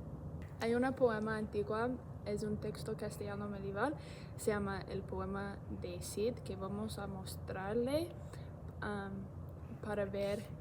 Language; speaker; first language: Spanish; non-native, learner; English